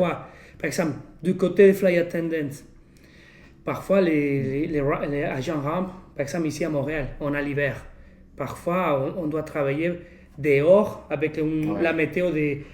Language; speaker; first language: French; non-native, fluent; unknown